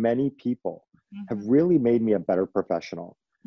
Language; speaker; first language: English; native; English